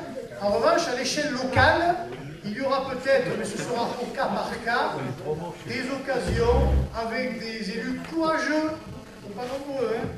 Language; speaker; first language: French; native; French